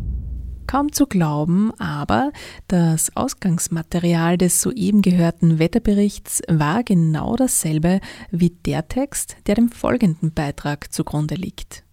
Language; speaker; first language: German; native; German